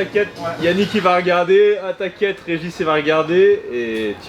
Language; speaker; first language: French; native; French